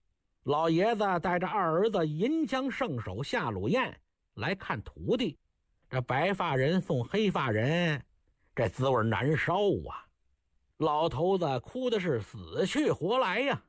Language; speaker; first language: Chinese; native; Chinese